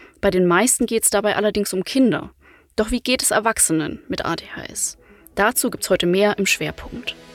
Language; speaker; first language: German; native; German